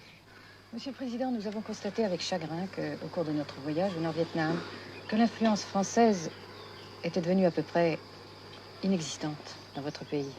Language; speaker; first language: French; native; French